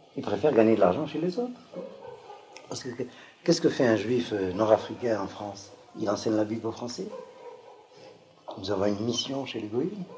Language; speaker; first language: French; native; French